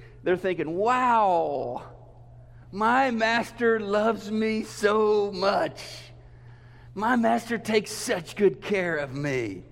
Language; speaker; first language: English; native; English